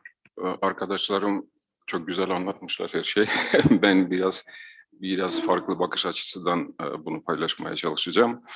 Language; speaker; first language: Turkish; non-native, fluent; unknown